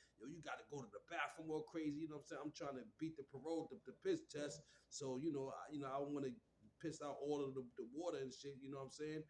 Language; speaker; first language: English; native; English